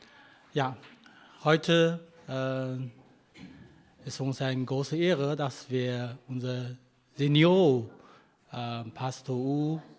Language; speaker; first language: German; non-native, fluent; Chinese